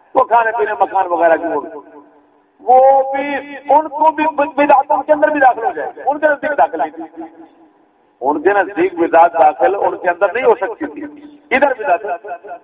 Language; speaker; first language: Urdu; non-native, local second language; Punjabi